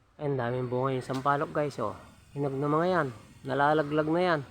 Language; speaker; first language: Filipino; non-native, local second language; Iloko